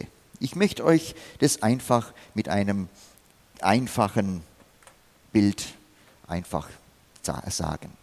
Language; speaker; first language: German; non-native, fluent; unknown